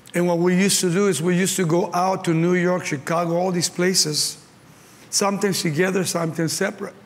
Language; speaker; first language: English; early bilingual, other home language; Spanish